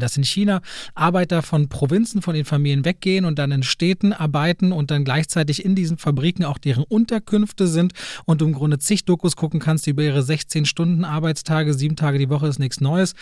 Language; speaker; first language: German; native; German